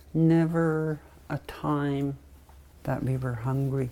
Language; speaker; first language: English; native; English